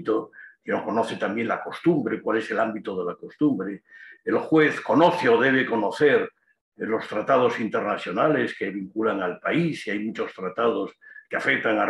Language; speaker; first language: Spanish; native; Spanish